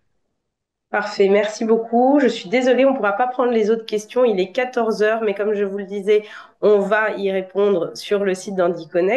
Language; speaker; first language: French; native; French